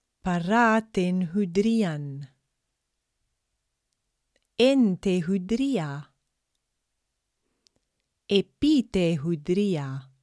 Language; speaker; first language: Greek; non-native, fluent; English